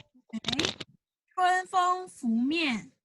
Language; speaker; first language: Chinese; non-native, fluent; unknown